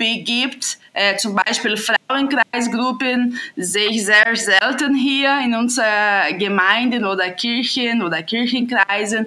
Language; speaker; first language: German; non-native, fluent; Portuguese